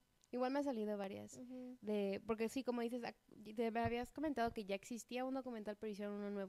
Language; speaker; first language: Spanish; native; Spanish